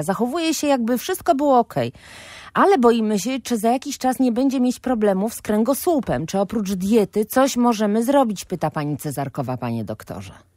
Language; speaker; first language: Polish; native; Polish